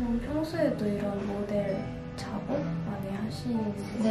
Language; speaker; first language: Korean; non-native, fluent; Cantonese